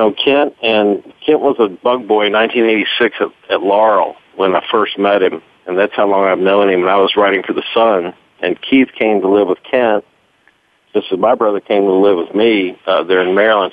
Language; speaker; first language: English; native; English